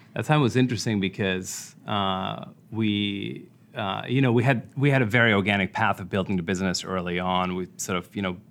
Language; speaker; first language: English; non-native, fluent; German